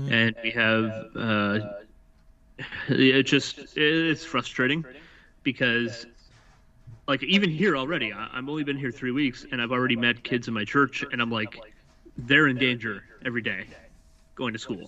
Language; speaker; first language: English; native; English